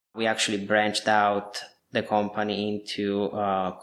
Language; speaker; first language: English; non-native, fluent; Italian